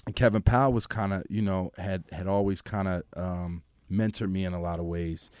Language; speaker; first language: English; native; English